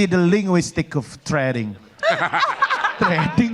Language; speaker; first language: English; non-native, learner; Indonesian